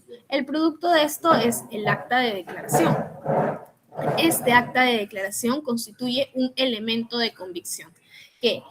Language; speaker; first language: Spanish; native; Spanish